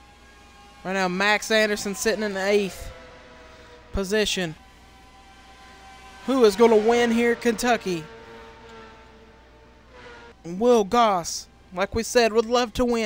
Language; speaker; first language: English; native; English